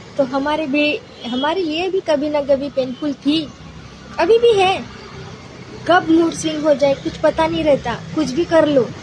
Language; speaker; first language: Hindi; non-native, local second language; Marathi